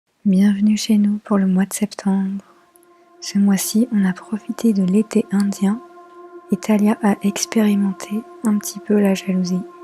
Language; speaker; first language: French; native; French